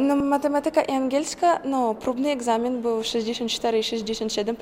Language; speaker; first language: Polish; non-native, learner; Ukrainian